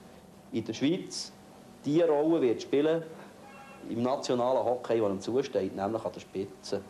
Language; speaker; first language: German; native; German